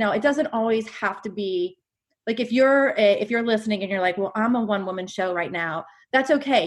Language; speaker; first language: English; native; English